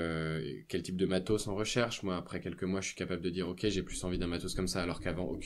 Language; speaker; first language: French; native; French